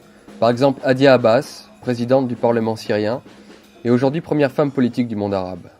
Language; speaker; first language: French; native; French